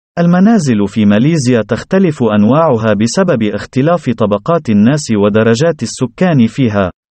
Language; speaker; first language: Arabic; non-native, fluent; Malay